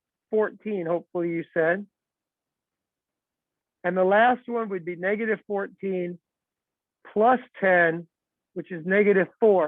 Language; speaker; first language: English; native; English